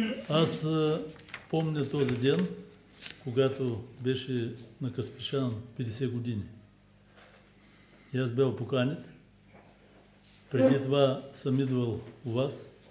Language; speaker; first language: Bulgarian; early bilingual, heritage; Bulgarian